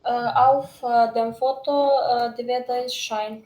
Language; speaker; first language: German; non-native, learner; Macedonian